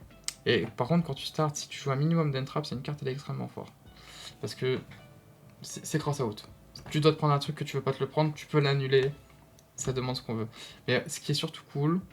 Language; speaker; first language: French; native; French